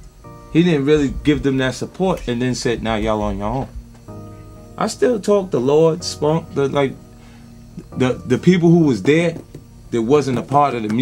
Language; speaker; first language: English; native; English